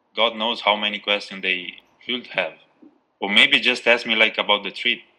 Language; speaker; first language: English; non-native, fluent; Albanian